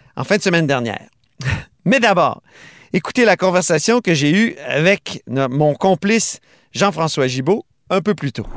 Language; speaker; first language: French; native; French